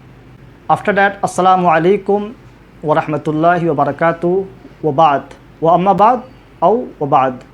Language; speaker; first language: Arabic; non-native, fluent; Urdu